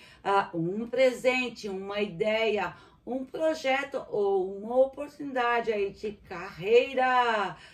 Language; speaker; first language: Portuguese; native; Portuguese